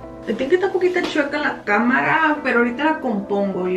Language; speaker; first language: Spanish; early bilingual, heritage; English